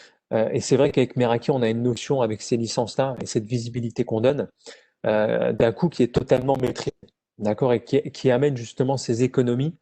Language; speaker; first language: French; native; French